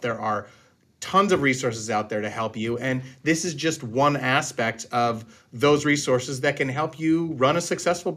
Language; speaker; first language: English; native; English